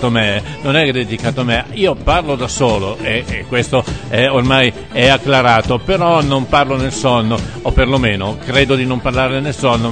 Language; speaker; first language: Italian; native; Italian